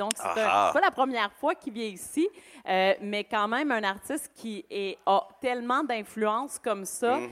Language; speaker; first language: French; native; French